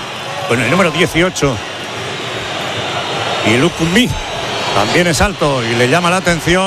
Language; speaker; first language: Spanish; native; Spanish